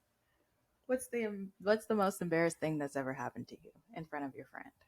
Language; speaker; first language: English; native; English